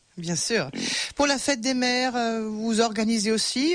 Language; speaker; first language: French; native; French